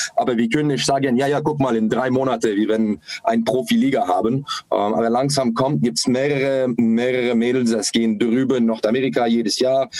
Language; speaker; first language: German; non-native, fluent; English